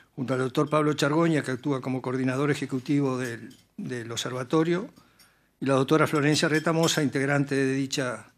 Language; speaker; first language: Spanish; native; Spanish